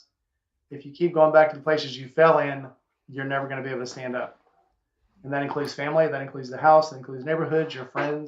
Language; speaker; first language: English; native; English